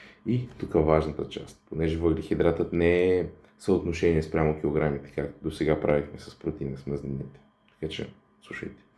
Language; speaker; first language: Bulgarian; native; Bulgarian